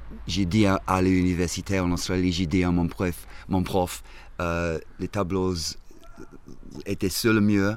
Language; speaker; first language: French; non-native, fluent; English